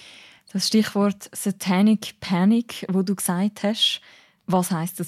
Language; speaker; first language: German; native; German